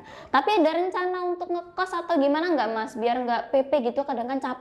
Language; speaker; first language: Indonesian; native; Indonesian